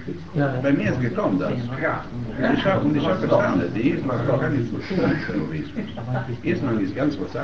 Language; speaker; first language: German; non-native, learner; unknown